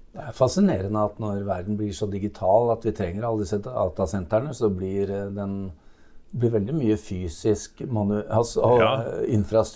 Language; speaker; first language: Norwegian; native; Norwegian